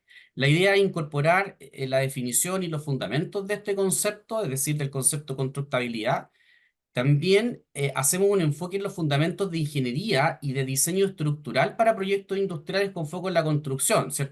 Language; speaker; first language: Spanish; native; Spanish